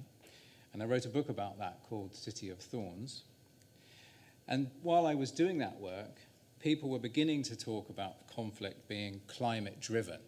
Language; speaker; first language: English; native; English